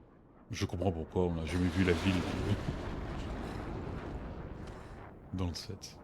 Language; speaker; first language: French; native; French